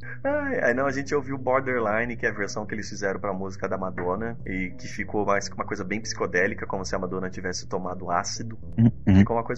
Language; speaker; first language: Portuguese; native; Portuguese